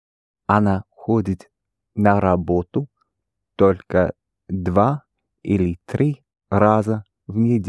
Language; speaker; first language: Russian; non-native, learner; English